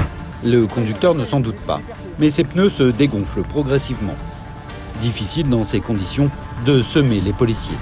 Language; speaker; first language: French; native; French